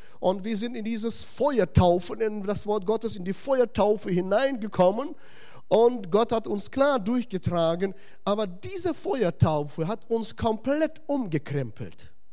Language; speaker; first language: German; non-native, fluent; Russian